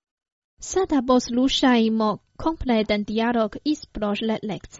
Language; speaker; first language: Croatian; non-native, fluent; Chinese